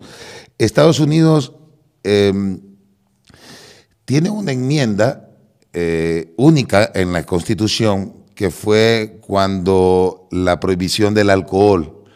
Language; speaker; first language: Spanish; native; Spanish